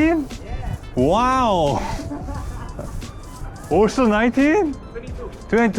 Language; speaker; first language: English; non-native, learner; Korean